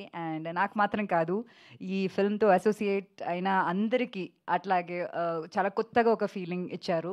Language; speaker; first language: Telugu; non-native, fluent; Malayalam